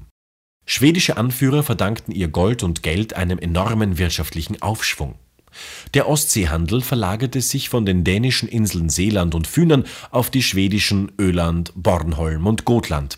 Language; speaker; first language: German; native; German